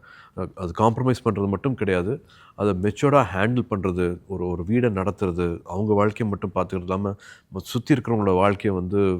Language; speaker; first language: Tamil; native; Tamil